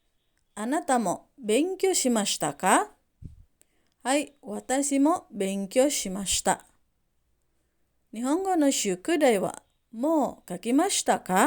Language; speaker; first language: Japanese; non-native, fluent; Indonesian